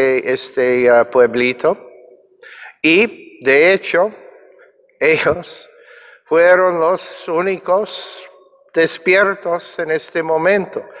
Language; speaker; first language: Spanish; non-native, fluent; English